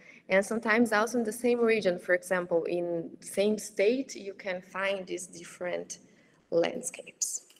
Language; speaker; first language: English; non-native, fluent; Portuguese